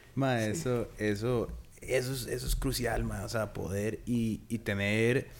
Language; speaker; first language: Spanish; native; Spanish